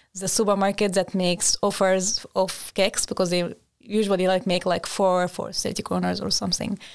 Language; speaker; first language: English; non-native, fluent; Arabic